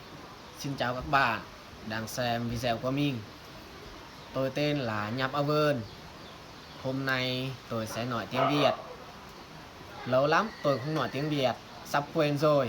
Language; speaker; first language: Vietnamese; non-native, fluent; Lao